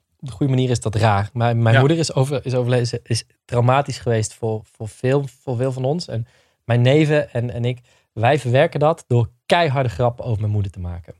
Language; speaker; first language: Dutch; native; Dutch